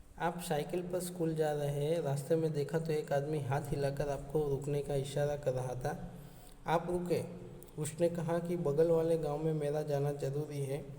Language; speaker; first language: Hindi; non-native, local second language; Gujarati